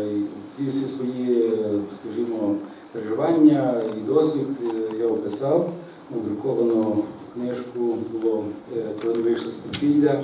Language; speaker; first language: Ukrainian; native; Ukrainian